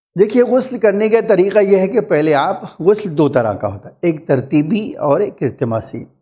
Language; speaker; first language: Urdu; native; Urdu